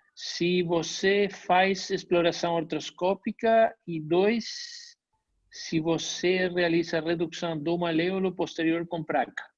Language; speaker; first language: Portuguese; non-native, learner; Spanish